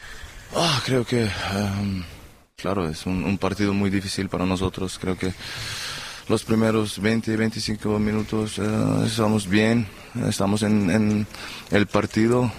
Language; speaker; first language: Spanish; non-native, fluent; German